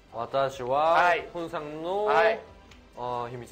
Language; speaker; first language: Japanese; non-native, learner; Korean